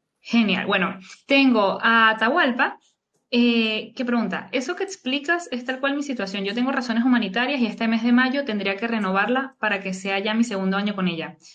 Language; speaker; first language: Spanish; native; Spanish